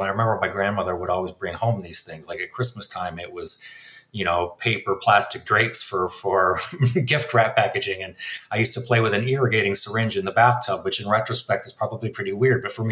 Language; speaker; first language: English; native; English